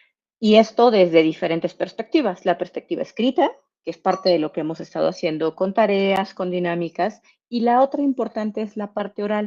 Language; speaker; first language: Spanish; native; Spanish